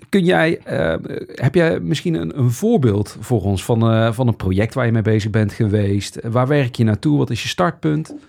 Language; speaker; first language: Dutch; native; Dutch